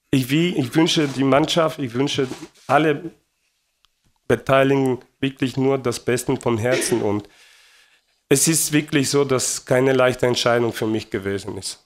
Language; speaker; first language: German; non-native, fluent; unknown